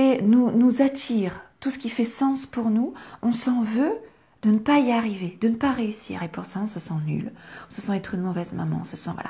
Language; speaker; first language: French; native; French